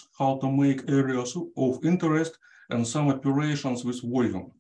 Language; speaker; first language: English; non-native, fluent; Russian